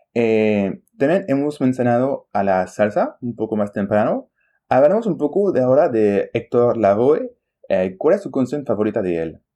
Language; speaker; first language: Spanish; non-native, fluent; French